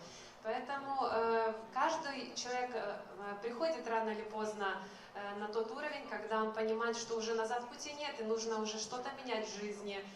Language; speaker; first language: Russian; native; Russian